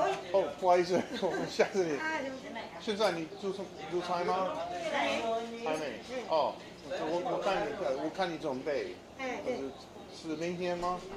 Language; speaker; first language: Chinese; non-native, learner; English